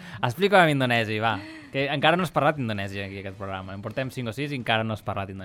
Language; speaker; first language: Catalan; native; Catalan